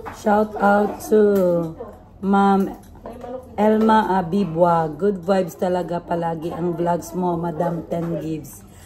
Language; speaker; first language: Filipino; non-native, local second language; Cebuano